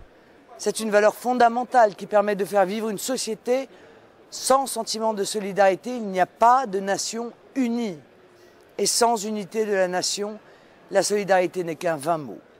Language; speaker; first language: French; native; French